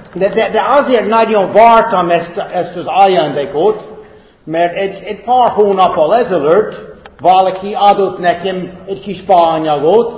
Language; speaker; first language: Hungarian; non-native, fluent; English